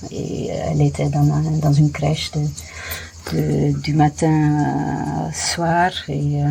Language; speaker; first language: French; native; French